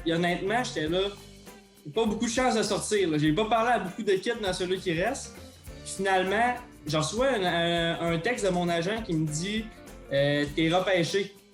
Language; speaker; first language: French; native; French